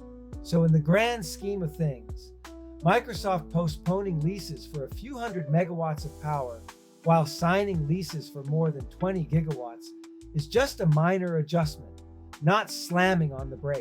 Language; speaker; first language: English; native; English